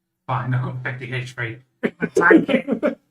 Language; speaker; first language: English; native; English